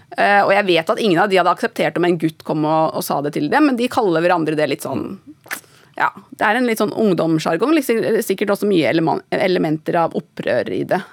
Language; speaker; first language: Norwegian; native; Norwegian